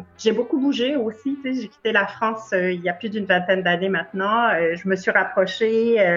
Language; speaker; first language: French; native; French